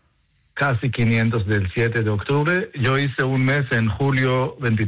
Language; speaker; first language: Spanish; non-native, learner; Hebrew